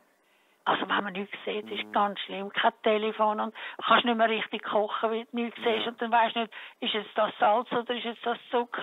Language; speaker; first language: German; native; German